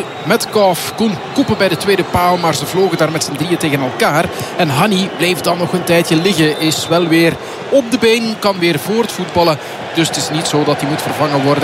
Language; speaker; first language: Dutch; native; Dutch